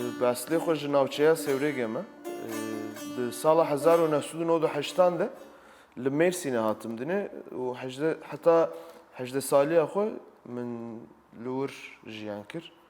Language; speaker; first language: Kurdish; non-native, local second language; Turkish